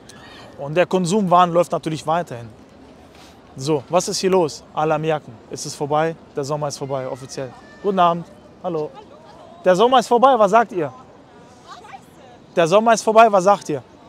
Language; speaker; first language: German; native; German